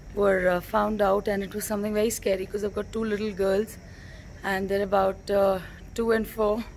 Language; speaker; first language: English; non-native, local second language; Hindi